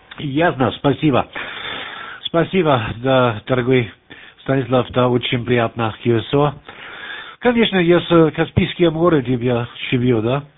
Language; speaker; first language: Russian; non-native, learner; German